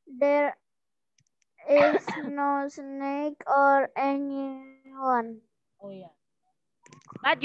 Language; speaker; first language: English; non-native, learner; Indonesian